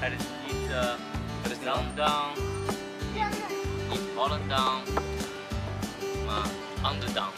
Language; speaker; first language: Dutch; non-native, learner; Chinese